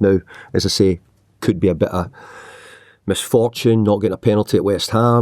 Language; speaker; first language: English; native; English